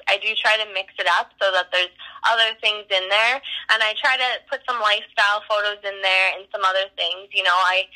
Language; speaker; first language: English; native; English